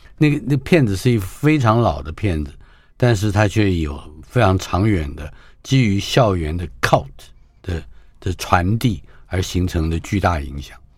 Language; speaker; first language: Chinese; native; Chinese